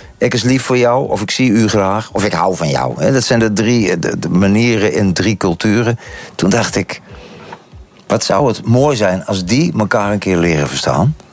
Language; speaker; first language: Dutch; native; Dutch